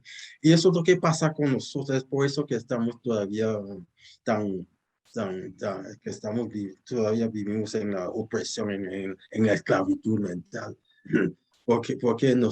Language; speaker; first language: Spanish; non-native, fluent; English